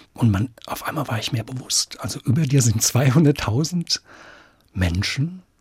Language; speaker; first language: German; native; German